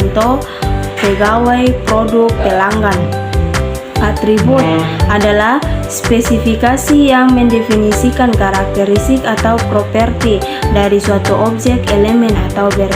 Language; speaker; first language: Indonesian; native; Indonesian